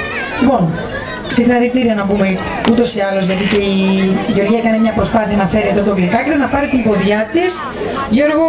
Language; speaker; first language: Greek; native; Greek